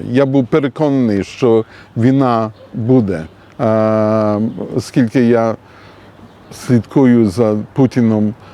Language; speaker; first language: Ukrainian; early bilingual, heritage; Ukrainian